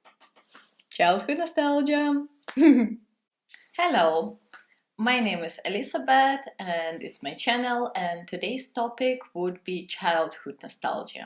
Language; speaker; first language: English; non-native, fluent; Russian